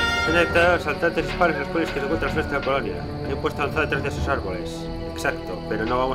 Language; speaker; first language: Spanish; native; Spanish